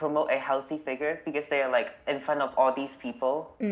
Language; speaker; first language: English; non-native, local second language; Cantonese